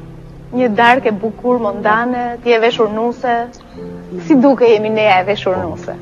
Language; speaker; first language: Albanian; native; Albanian